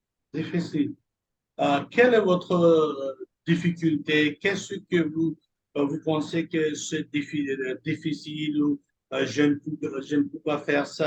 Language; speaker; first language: French; non-native, fluent; Urdu